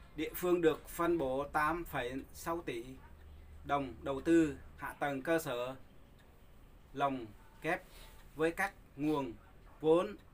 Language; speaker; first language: Vietnamese; non-native, local second language; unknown